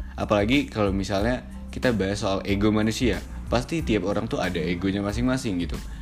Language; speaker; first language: Indonesian; native; Indonesian